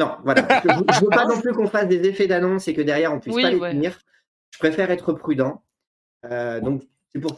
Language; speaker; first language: French; native; French